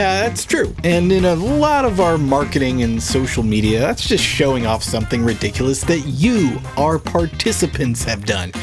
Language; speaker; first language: English; native; English